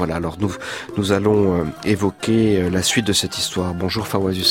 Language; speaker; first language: French; native; French